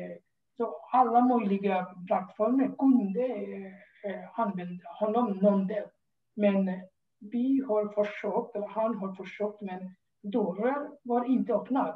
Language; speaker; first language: Swedish; non-native, fluent; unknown